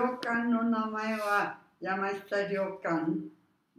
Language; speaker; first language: Japanese; non-native, learner; Spanish